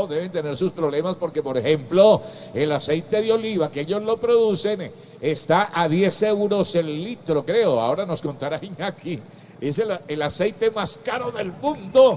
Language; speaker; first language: Spanish; native; Spanish